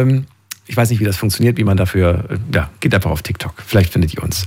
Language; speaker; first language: German; native; German